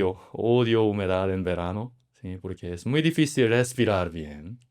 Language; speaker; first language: Spanish; non-native, learner; Korean